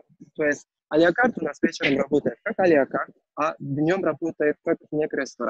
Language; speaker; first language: Russian; non-native, learner; Turkish